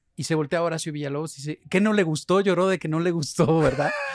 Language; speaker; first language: Spanish; native; Spanish